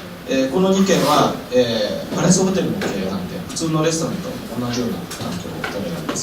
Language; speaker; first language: Japanese; native; Japanese